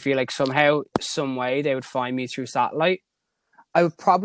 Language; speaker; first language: English; native; English